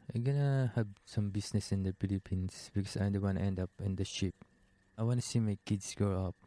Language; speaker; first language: English; non-native, local second language; Filipino